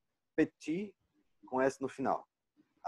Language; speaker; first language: French; non-native, learner; Portuguese